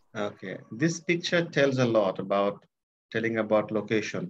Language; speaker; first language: English; non-native, fluent; Bangla